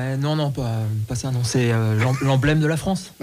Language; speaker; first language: French; native; French